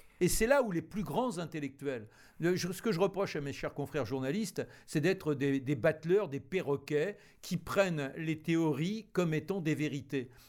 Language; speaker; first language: French; native; French